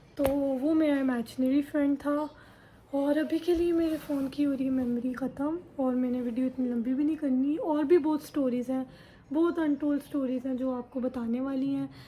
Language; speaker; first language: Hindi; early bilingual, heritage; Urdu